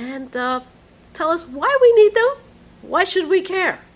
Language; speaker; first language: English; non-native, fluent; Spanish